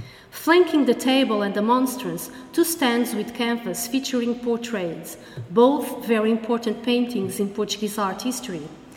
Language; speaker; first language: English; non-native, fluent; Portuguese